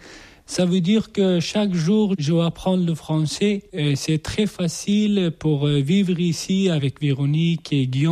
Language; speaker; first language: French; non-native, learner; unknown